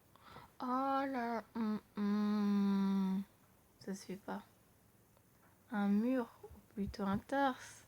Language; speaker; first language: French; native; French